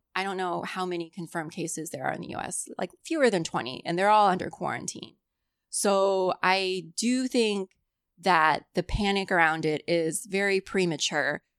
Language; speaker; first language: English; early bilingual, other home language; Cantonese